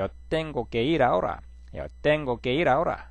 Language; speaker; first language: Spanish; non-native, fluent; Korean